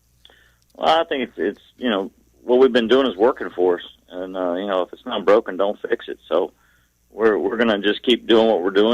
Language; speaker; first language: English; native; English